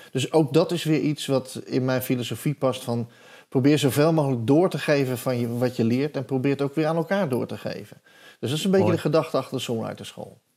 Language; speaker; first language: Dutch; native; Dutch